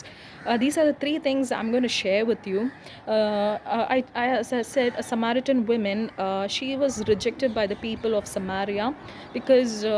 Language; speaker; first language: English; non-native, local second language; Tamil